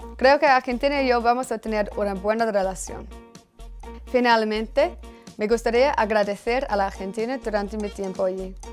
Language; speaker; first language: Spanish; non-native, fluent; English